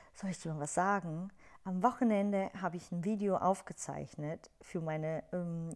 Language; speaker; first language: German; non-native, fluent; Bulgarian